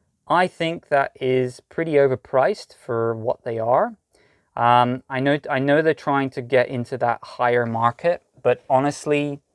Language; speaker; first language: English; native; English